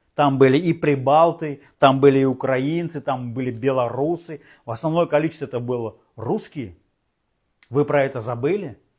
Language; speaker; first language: Russian; non-native, local second language; Uzbek